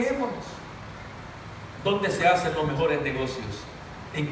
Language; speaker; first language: Spanish; native; Spanish